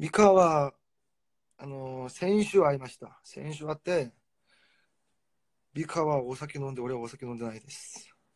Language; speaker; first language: Japanese; non-native, fluent; Korean